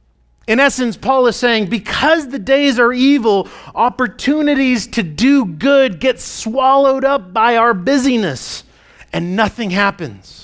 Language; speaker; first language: English; native; English